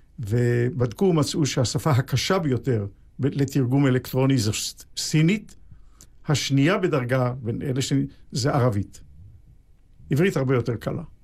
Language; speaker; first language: Hebrew; native; Hebrew